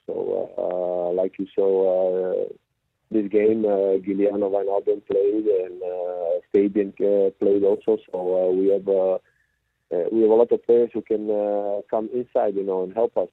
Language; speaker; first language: English; non-native, fluent; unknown